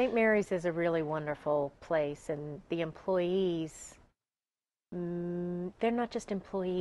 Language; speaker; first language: English; native; English